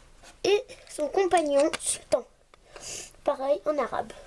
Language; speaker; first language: French; native; French